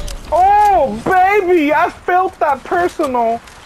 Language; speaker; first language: English; early bilingual, other home language; Spanish